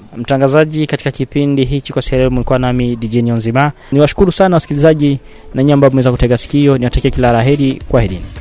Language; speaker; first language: Swahili; non-native, local second language; Rundi